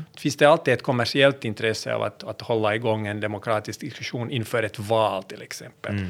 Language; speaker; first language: Swedish; native; Swedish